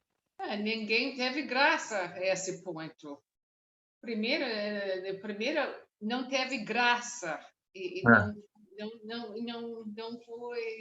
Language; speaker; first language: Portuguese; non-native, learner; English